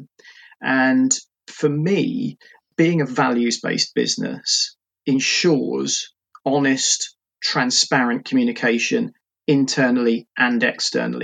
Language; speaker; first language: English; native; English